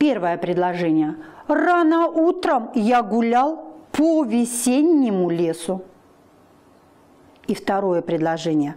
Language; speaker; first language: Russian; native; Russian